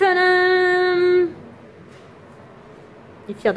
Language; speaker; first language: French; native; French